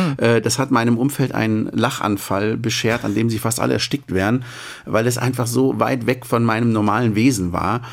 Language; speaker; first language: German; native; German